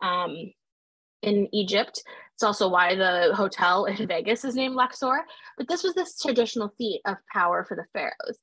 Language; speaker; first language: English; native; English